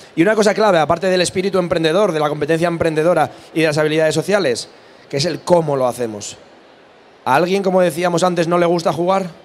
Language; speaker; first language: Spanish; native; Spanish